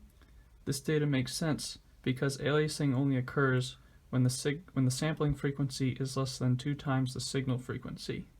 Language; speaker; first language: English; native; English